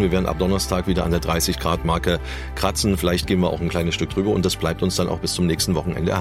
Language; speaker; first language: German; native; German